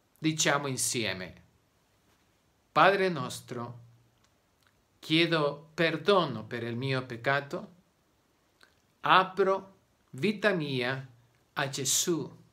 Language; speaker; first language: Italian; non-native, learner; Spanish